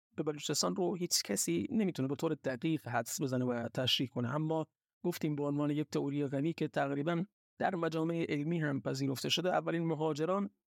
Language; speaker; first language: Persian; non-native, local second language; Baluchi